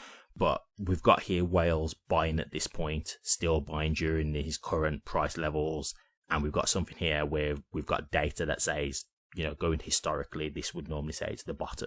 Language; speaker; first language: English; native; English